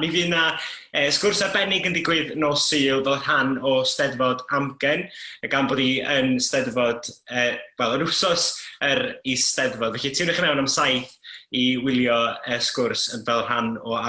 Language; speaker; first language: Welsh; native; Welsh